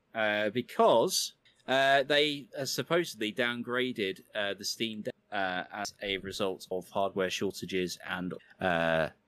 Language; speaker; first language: English; native; English